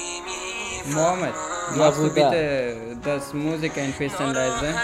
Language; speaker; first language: German; non-native, learner; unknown